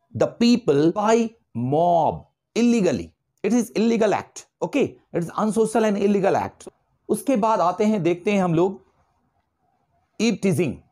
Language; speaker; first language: Hindi; native; Hindi